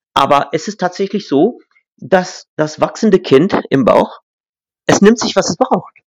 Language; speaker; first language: German; non-native, fluent; English